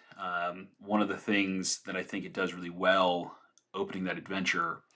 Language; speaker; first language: English; native; English